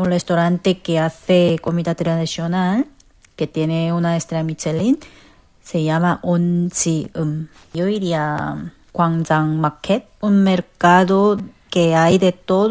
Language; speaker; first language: Spanish; non-native, fluent; Korean